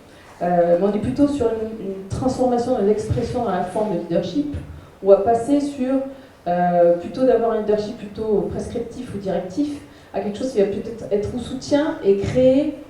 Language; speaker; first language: French; native; French